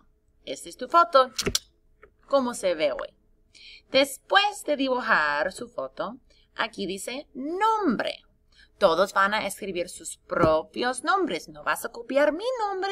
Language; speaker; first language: Spanish; non-native, fluent; English